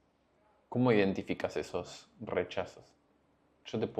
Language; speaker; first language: Spanish; native; Spanish